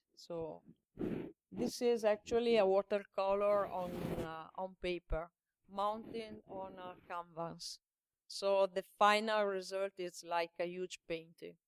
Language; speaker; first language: English; non-native, learner; Italian